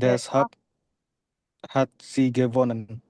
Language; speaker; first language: German; non-native, learner; Indonesian